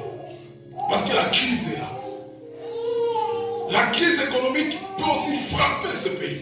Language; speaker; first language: French; non-native, local second language; Lingala